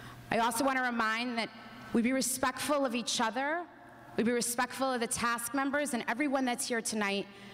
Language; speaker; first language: English; native; English